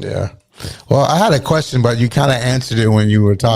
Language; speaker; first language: English; native; English